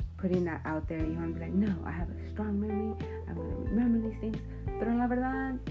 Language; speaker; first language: English; early bilingual, other home language; Spanish